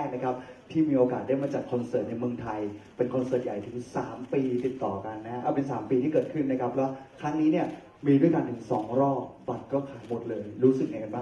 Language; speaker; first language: Thai; native; Thai